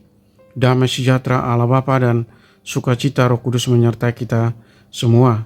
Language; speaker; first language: Indonesian; native; Indonesian